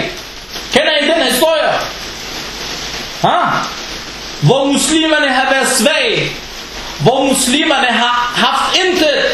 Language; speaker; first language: Danish; non-native, fluent; Arabic